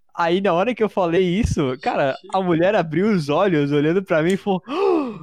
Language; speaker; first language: Portuguese; early bilingual, heritage; Portuguese